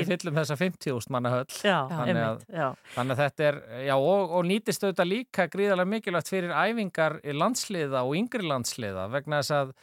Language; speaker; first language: Icelandic; native; Icelandic